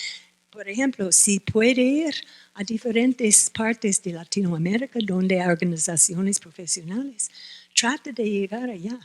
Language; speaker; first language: Spanish; non-native, fluent; English